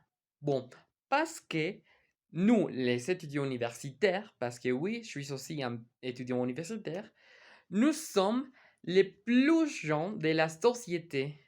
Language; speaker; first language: French; non-native, learner; Spanish